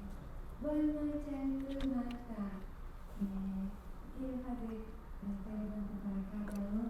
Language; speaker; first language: Portuguese; non-native, learner; Japanese